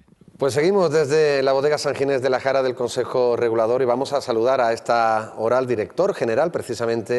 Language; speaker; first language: Spanish; native; Spanish